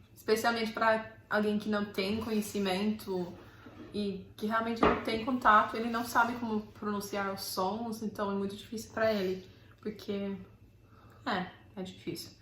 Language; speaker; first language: Portuguese; non-native, fluent; English